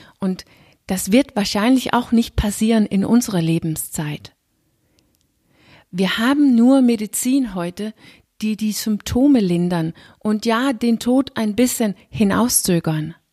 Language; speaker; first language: German; non-native, fluent; Danish